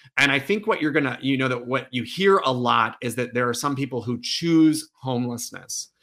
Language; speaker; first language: English; native; English